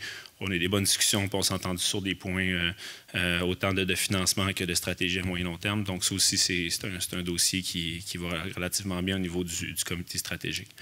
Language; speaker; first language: French; native; French